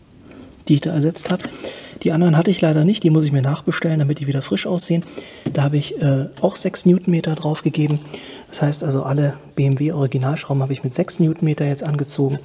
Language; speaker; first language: German; native; German